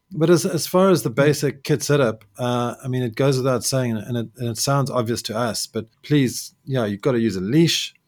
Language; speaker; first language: English; native; English